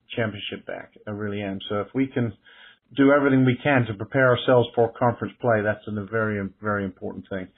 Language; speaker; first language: English; native; English